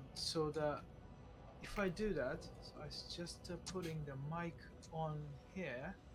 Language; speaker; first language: English; non-native, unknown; Japanese